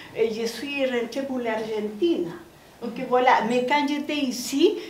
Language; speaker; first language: French; non-native, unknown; Spanish